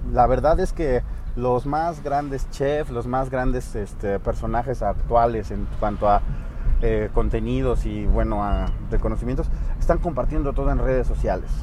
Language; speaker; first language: Spanish; native; Spanish